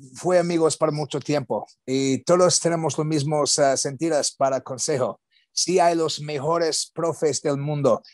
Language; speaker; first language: Spanish; non-native, learner; English